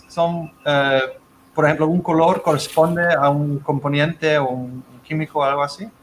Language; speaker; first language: Spanish; non-native, fluent; English